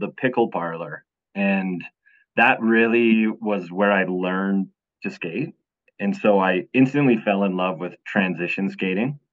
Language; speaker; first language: English; native; English